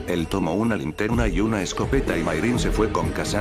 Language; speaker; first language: Spanish; native; Spanish